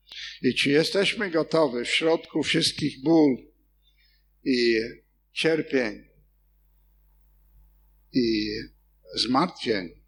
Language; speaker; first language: Polish; non-native, fluent; English